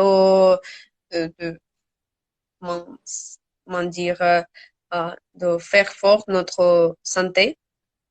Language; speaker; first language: French; non-native, learner; Russian